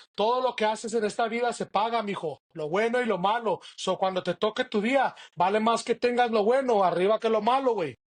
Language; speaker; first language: Spanish; early bilingual, other home language; English